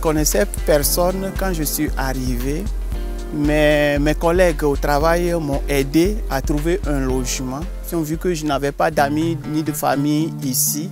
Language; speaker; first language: French; non-native, local second language; Ewe